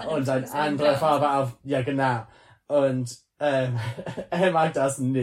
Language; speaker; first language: German; non-native, learner; English